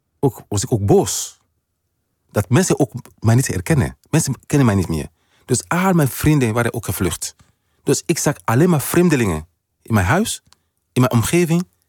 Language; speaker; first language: Dutch; non-native, fluent; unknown